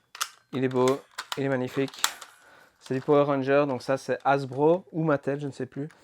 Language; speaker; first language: French; native; French